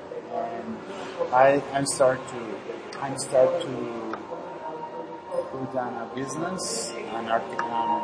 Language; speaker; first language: English; non-native, learner; Spanish